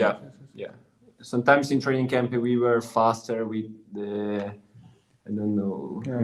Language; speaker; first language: English; non-native, learner; Italian